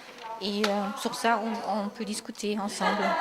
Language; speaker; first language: French; non-native, fluent; German